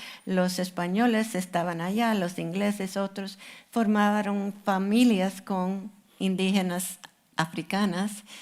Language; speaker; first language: Spanish; non-native, fluent; English